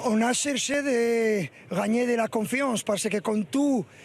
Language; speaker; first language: French; non-native, learner; Spanish